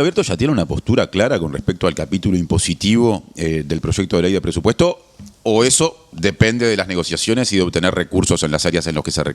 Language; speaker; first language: Spanish; native; Spanish